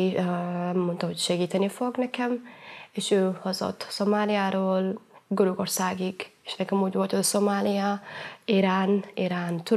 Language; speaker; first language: Hungarian; non-native, fluent; Somali